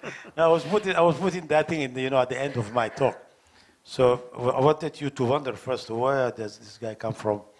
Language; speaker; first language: English; non-native, learner; Somali